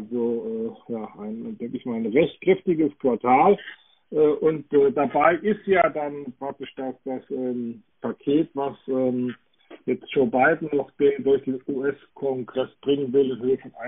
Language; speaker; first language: German; native; German